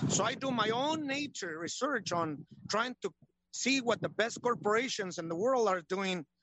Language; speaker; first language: English; non-native, learner; Spanish